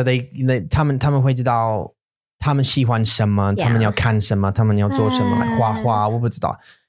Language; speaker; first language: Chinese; non-native, learner; English